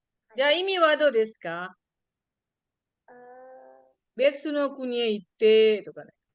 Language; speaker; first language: Japanese; non-native, fluent; Indonesian